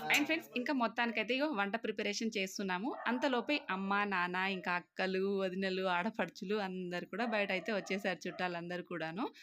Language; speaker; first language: Telugu; non-native, local second language; Lambadi